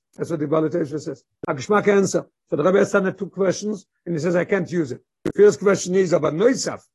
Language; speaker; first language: English; non-native, fluent; Hebrew